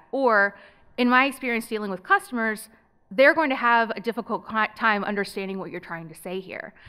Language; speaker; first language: English; native; English